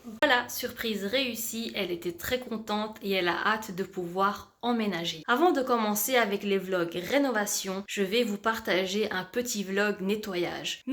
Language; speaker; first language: French; native; French